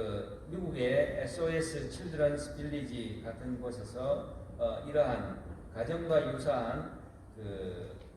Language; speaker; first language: Korean; native; Korean